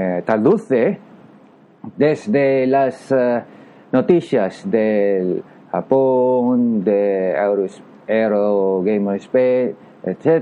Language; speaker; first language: Spanish; non-native, learner; Japanese